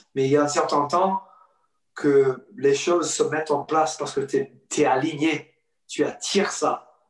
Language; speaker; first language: French; non-native, fluent; English